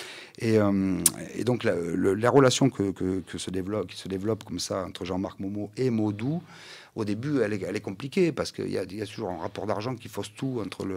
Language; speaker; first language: French; native; French